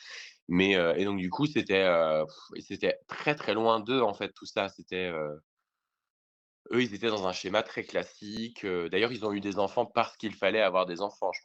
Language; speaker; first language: French; native; French